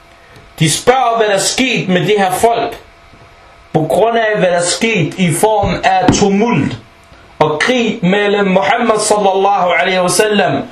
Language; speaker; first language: Danish; early bilingual, other home language; Arabic